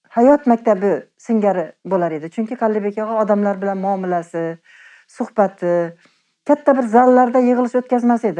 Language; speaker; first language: Uzbek; native; Uzbek